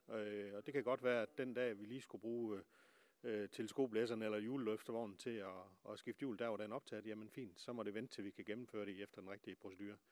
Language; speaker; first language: Danish; native; Danish